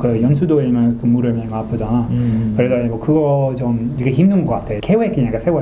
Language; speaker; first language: Korean; non-native, learner; English